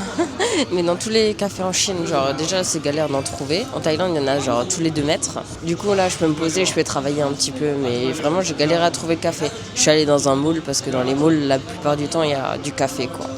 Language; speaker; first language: French; native; French